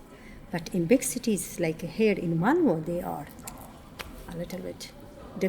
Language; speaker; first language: English; non-native, learner; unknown